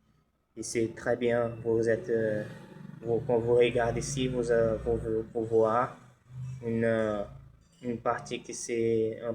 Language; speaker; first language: French; non-native, learner; Portuguese